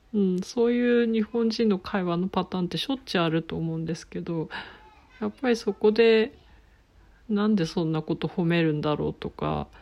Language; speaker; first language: Japanese; native; Japanese